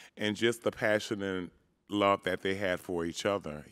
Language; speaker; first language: English; native; English